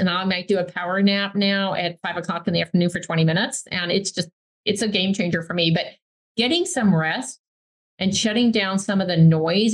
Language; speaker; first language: English; native; English